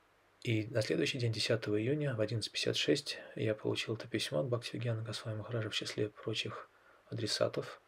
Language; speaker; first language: Russian; native; Russian